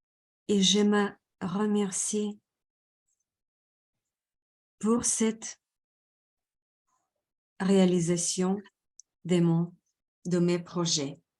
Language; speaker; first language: French; non-native, fluent; Russian